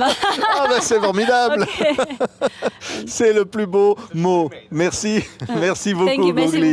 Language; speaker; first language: French; native; French